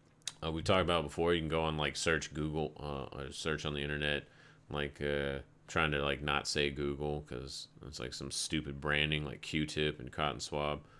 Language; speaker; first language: English; native; English